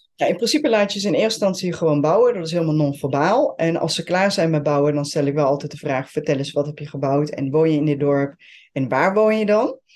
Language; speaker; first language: Dutch; non-native, fluent; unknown